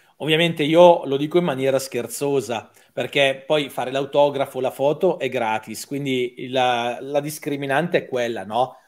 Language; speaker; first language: Italian; native; Italian